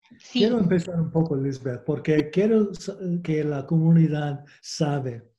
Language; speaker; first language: Spanish; non-native, learner; English